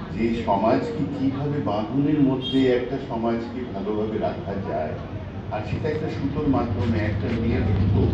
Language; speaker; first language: Bangla; non-native, fluent; Hindi